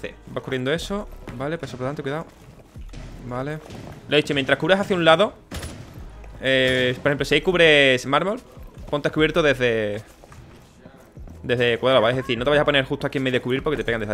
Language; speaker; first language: Spanish; native; Spanish